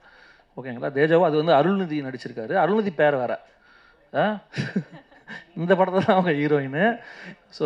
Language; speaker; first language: Tamil; native; Tamil